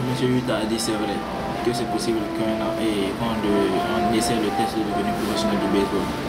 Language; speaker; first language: French; non-native, learner; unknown